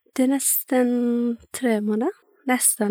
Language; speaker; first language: Norwegian; early bilingual, other home language; Persian